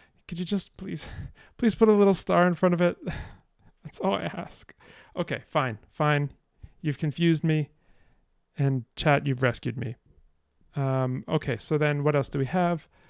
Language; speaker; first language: English; native; English